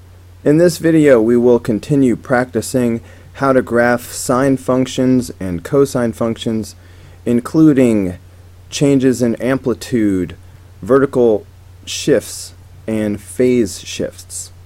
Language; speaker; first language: English; native; English